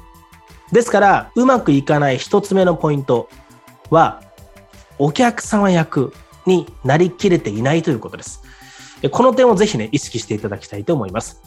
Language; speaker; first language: Japanese; native; Japanese